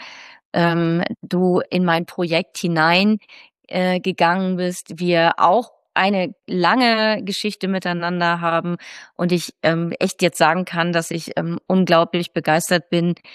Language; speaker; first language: German; native; German